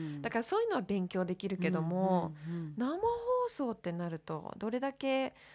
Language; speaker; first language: Japanese; early bilingual, heritage; English